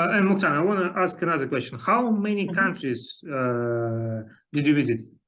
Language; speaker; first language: English; non-native, learner; Russian